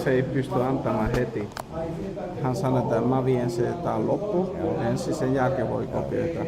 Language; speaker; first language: Finnish; non-native, fluent; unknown